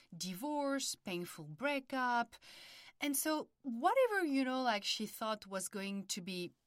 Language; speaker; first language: English; non-native, fluent; French